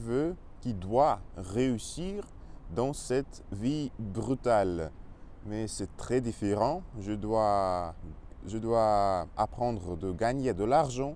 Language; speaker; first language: French; non-native, learner; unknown